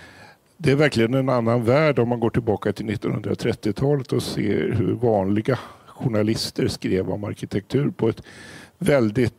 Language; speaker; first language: Swedish; native; Swedish